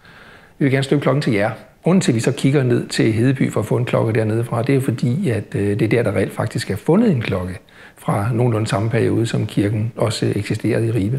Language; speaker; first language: Danish; native; Danish